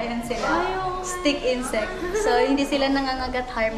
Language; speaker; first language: Filipino; native; Filipino